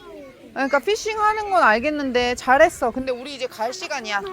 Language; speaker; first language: Korean; native; Korean